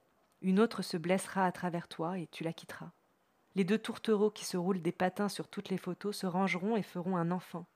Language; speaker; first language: French; native; French